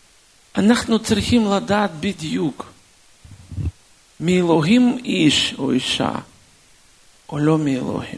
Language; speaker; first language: Hebrew; non-native, fluent; Russian